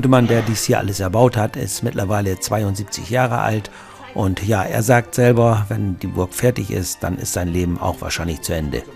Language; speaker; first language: German; native; German